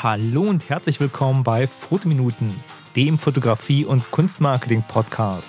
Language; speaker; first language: German; native; German